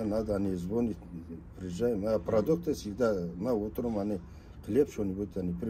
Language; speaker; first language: Russian; non-native, local second language; Kazakh